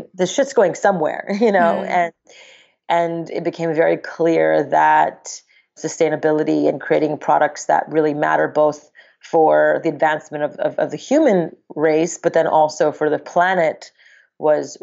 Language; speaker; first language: English; native; English